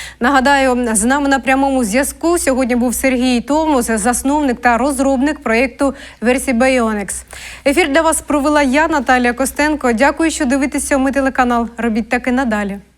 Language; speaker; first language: Ukrainian; native; Ukrainian